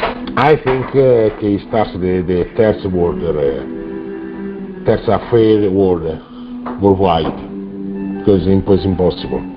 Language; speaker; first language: English; non-native, learner; Italian